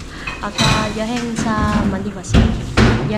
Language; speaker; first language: Korean; non-native, learner; Vietnamese